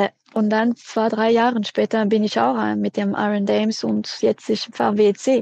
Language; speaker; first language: German; non-native, fluent; French